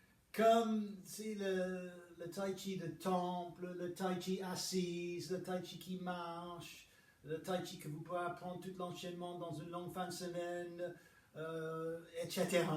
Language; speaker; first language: French; non-native, fluent; English